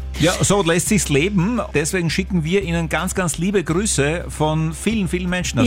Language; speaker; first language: German; native; German